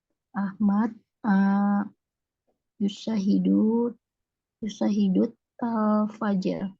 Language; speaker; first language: Arabic; non-native, learner; Indonesian